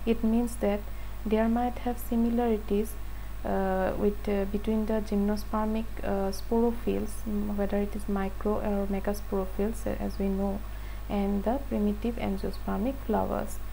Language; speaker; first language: English; non-native, local second language; Assamese